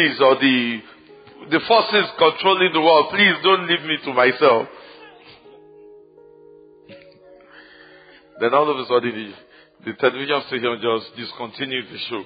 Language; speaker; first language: English; non-native, local second language; Yoruba